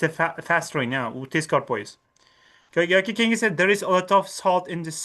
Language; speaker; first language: English; non-native, fluent; Uzbek